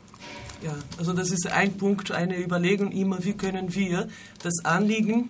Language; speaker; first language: German; non-native, fluent; Portuguese